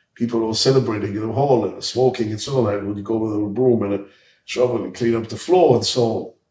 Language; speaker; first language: English; early bilingual, other home language; Hebrew